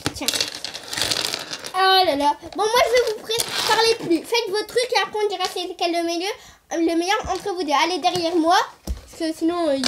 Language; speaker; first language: French; native; French